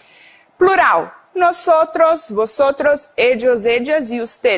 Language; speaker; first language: Spanish; non-native, fluent; Portuguese